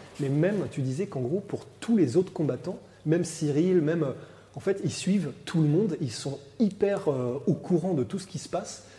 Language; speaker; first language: French; native; French